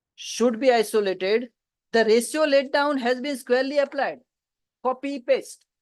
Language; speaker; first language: English; non-native, local second language; Gujarati